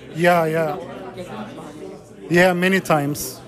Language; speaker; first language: English; non-native, fluent; Turkish